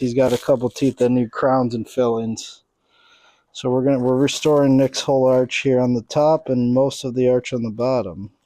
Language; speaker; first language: English; native; English